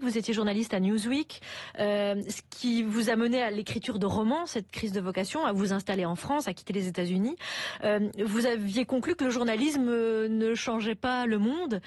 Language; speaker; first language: French; native; French